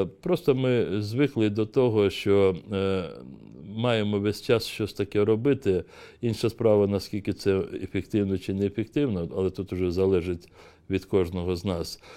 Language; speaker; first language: Ukrainian; non-native, local second language; Crimean Tatar